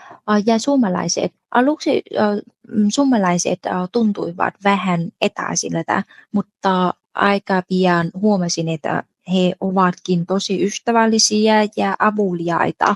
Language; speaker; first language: Finnish; non-native, fluent; Vietnamese